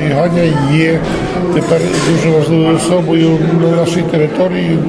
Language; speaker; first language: Ukrainian; early bilingual, heritage; Ukrainian